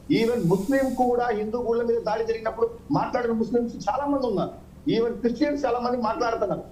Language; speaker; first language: Telugu; native; Telugu